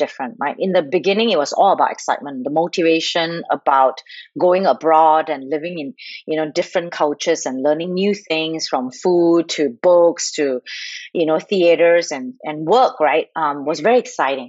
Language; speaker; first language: English; non-native, local second language; Cantonese